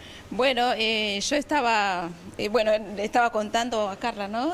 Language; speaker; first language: Spanish; non-native, fluent; Kinyarwanda